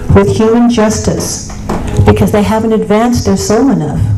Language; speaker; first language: English; native; English